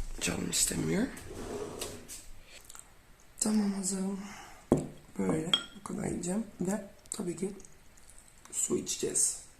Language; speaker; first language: Turkish; non-native, learner; Dutch